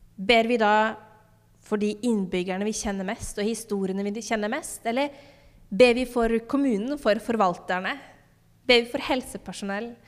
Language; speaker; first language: Norwegian; native; Norwegian